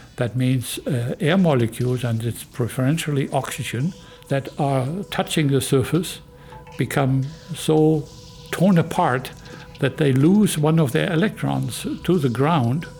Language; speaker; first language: English; non-native, fluent; German